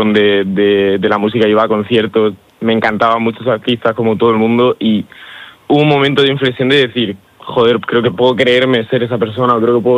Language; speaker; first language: Spanish; native; Spanish